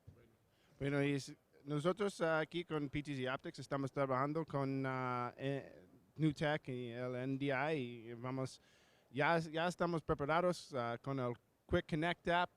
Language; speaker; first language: Spanish; non-native, learner; English